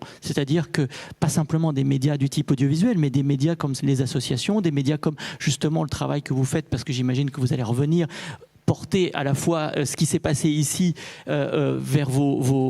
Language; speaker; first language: French; native; French